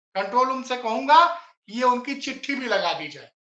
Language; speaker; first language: Hindi; native; Hindi